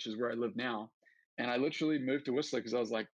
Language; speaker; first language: English; native; English